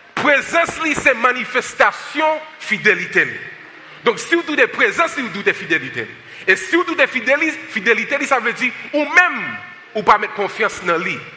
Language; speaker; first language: French; non-native, local second language; Haitian Creole